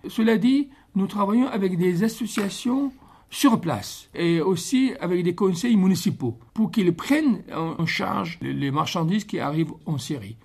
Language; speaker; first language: French; non-native, fluent; Arabic